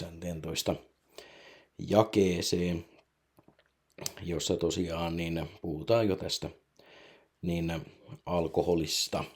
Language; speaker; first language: Finnish; native; Finnish